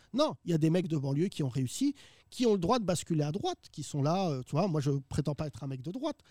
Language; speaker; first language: French; early bilingual, other home language; Arabic